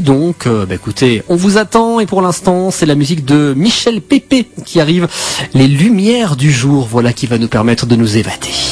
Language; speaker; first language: French; native; French